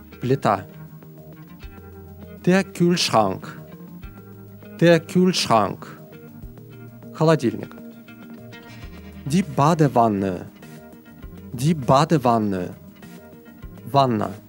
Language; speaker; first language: German; non-native, fluent; Russian